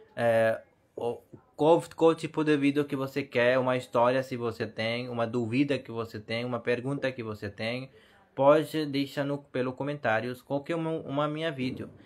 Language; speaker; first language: Portuguese; non-native, learner; Hindi